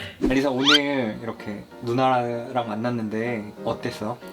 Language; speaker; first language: Korean; native; Korean